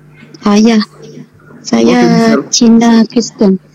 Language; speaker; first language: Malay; non-native, local second language; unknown